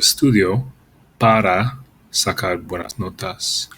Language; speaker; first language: Spanish; non-native, fluent; English